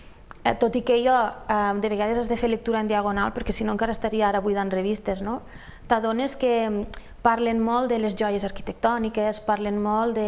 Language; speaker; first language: Catalan; native; Catalan